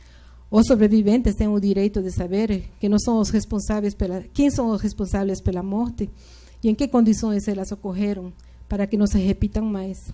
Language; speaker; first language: Portuguese; non-native, fluent; Spanish